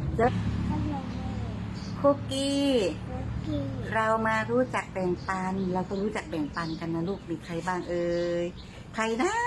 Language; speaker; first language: Thai; native; Thai